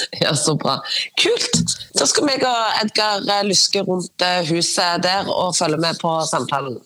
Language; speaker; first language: Norwegian; native; Norwegian